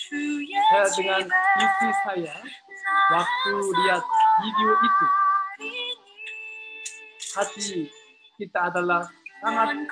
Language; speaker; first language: Indonesian; non-native, learner; Korean